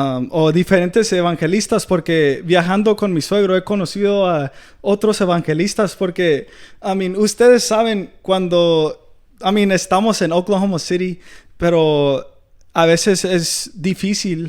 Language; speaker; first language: Spanish; early bilingual, heritage; Spanish